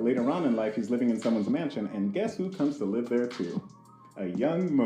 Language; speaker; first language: English; native; English